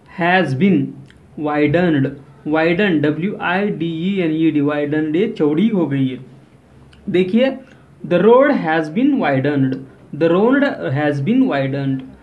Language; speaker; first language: Hindi; non-native, local second language; Marathi